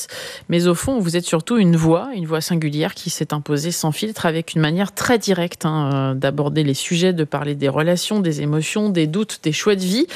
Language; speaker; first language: French; native; French